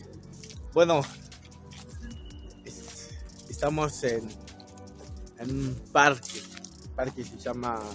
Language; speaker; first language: Spanish; non-native, fluent; French